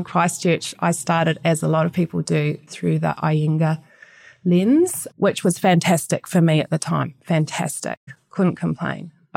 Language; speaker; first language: English; native; English